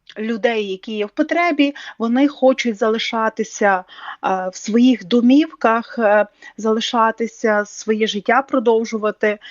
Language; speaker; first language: Ukrainian; native; Ukrainian